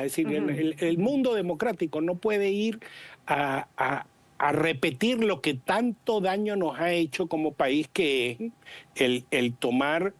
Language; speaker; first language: Spanish; native; Spanish